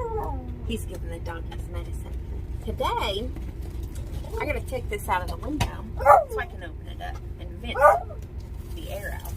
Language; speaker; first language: English; native; English